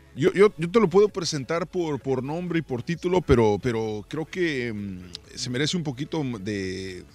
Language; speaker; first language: Spanish; native; Spanish